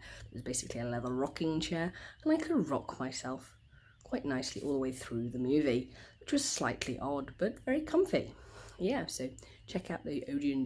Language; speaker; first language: English; native; English